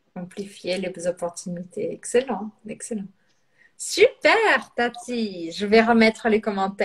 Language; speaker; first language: French; non-native, fluent; Portuguese